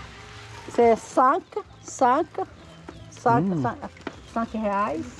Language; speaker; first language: French; non-native, fluent; Portuguese